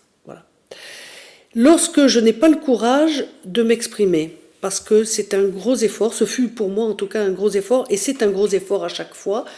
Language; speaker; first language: French; native; French